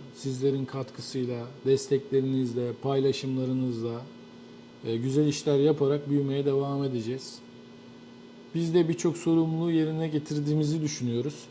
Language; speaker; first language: Turkish; native; Turkish